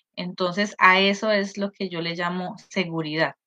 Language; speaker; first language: Spanish; native; Spanish